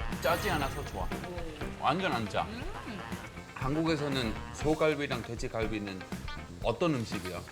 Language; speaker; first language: Korean; non-native, fluent; Spanish